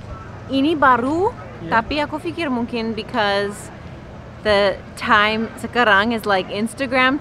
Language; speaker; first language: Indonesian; non-native, learner; English